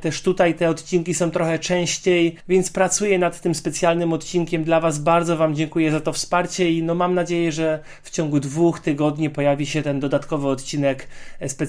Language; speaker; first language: Polish; native; Polish